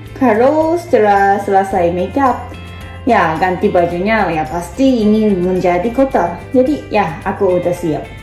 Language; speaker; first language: Indonesian; non-native, learner; Japanese